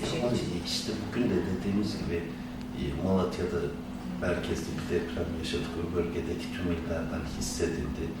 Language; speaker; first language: Turkish; native; Turkish